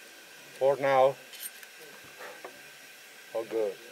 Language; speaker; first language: English; non-native, learner; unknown